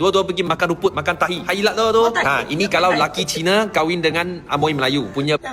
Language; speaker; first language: Malay; non-native, local second language; Chinese